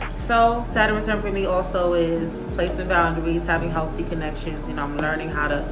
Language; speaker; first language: English; native; English